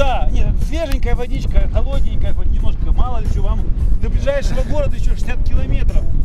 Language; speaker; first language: Russian; native; Russian